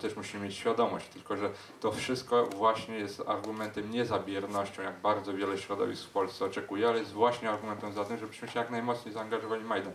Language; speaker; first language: Polish; native; Polish